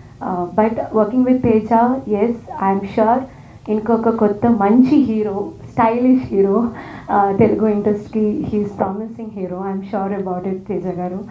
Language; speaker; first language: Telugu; non-native, fluent; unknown